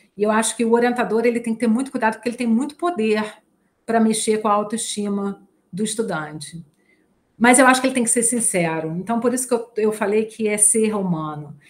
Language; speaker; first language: Portuguese; native; Portuguese